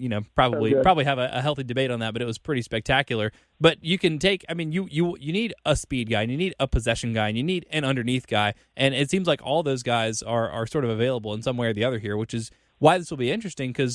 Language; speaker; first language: English; native; English